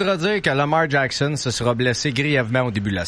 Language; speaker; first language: French; native; French